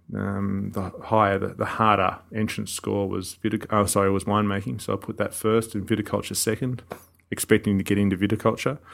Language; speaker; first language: English; native; English